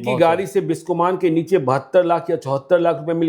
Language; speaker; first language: Hindi; native; Hindi